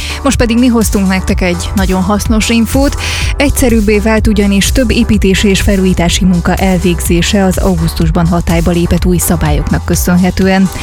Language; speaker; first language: Hungarian; native; Hungarian